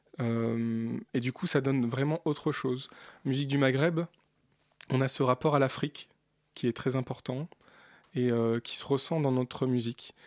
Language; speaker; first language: French; early bilingual, other home language; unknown